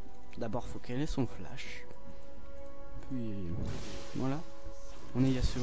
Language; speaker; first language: French; native; French